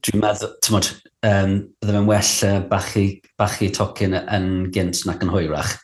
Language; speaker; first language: Welsh; non-native, local second language; English